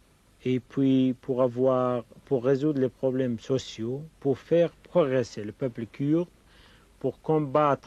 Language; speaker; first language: French; non-native, fluent; Kurdish